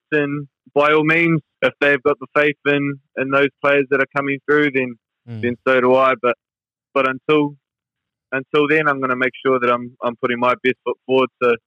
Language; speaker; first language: English; native; English